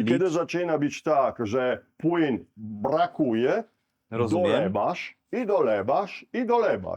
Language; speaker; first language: Polish; non-native, learner; Italian